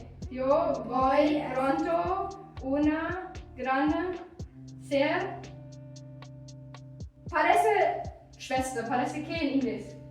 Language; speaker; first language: Spanish; non-native, fluent; German